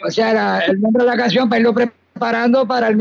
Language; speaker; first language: Spanish; native; Spanish